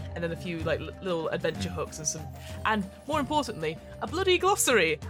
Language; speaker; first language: English; native; English